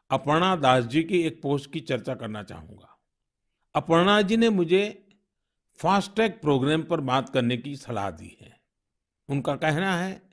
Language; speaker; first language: Hindi; non-native, local second language; Gujarati